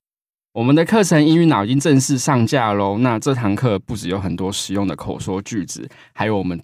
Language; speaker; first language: Chinese; native; Chinese